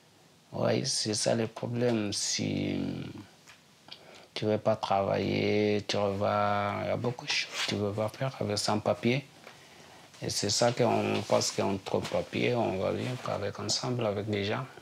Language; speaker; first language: French; non-native, learner; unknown